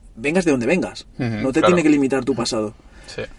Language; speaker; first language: Spanish; native; Spanish